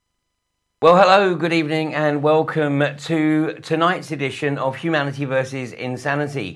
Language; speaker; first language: English; native; English